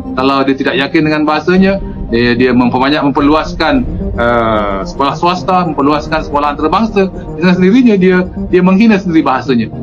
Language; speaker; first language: Malay; native; Malay